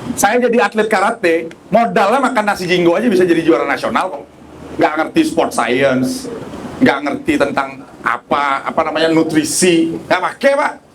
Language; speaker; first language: Indonesian; native; Indonesian